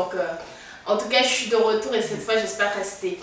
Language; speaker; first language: French; native; French